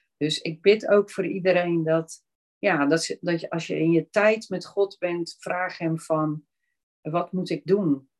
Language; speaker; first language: Dutch; native; Dutch